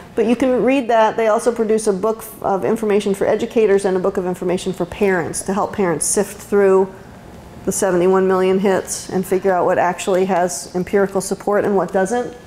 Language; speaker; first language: English; native; English